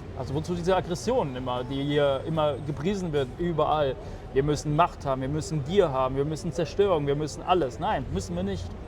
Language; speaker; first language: German; early bilingual, other home language; Polish